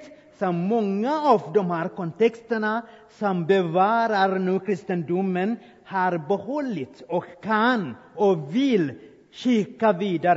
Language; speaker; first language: Swedish; non-native, fluent; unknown